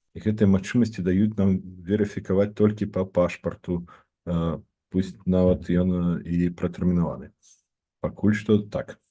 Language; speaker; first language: Belarusian; non-native, local second language; Russian